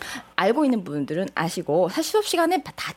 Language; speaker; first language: Korean; native; Korean